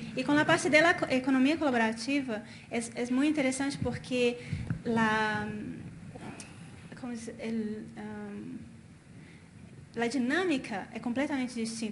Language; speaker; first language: Spanish; non-native, fluent; Portuguese